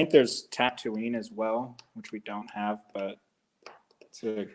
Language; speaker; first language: English; native; English